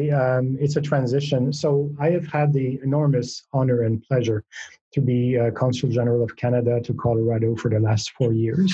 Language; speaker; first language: English; non-native, fluent; French